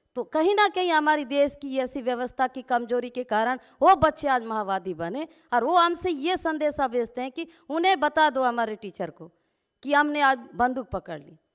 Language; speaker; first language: Hindi; non-native, local second language; Gondi